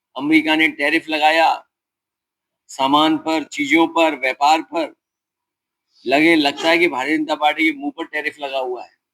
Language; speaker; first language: Hindi; native; Hindi